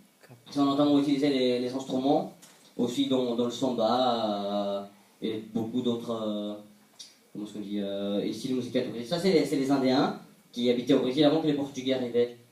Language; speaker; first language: French; non-native, fluent; Portuguese